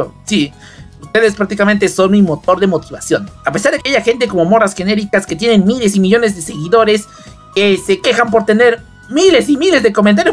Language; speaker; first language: Spanish; native; Spanish